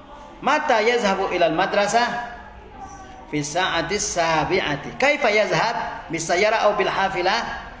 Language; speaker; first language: Arabic; non-native, fluent; Indonesian